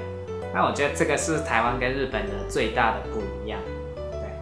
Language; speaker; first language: Chinese; non-native, fluent; Japanese